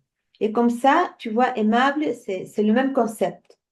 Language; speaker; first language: French; non-native, fluent; Spanish